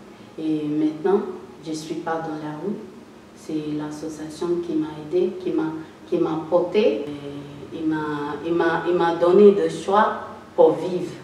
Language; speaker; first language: French; non-native, learner; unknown